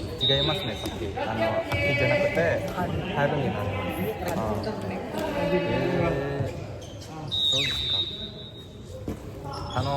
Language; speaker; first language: Japanese; non-native, learner; Indonesian